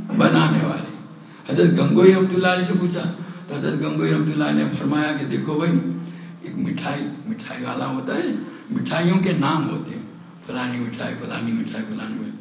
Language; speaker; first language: Urdu; native; Urdu